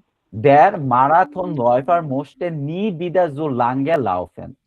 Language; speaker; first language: German; non-native, fluent; Bangla